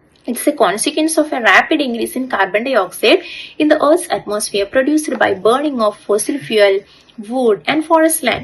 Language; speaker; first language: English; non-native, local second language; Malayalam